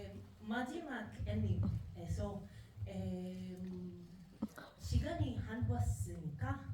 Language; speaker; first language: Korean; non-native, learner; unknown